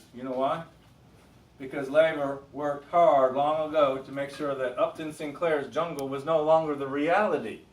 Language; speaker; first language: English; native; English